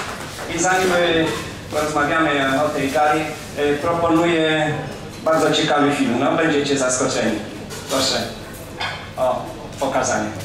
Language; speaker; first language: Polish; native; Polish